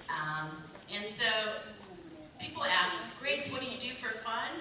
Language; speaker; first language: English; early bilingual, other home language; Korean